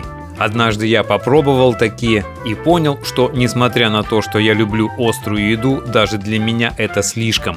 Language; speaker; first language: Russian; native; Russian